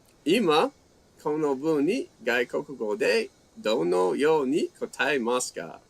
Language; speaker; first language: Japanese; non-native, fluent; English